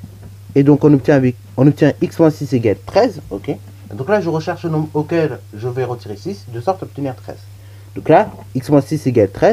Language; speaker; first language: French; native; French